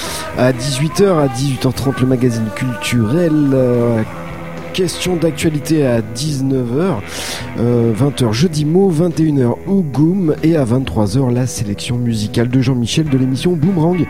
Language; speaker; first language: French; native; French